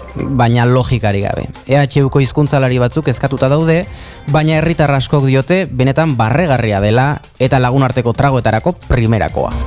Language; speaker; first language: Basque; native; Basque